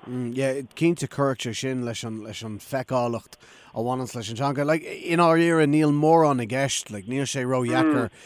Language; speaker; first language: Irish; non-native, local second language; English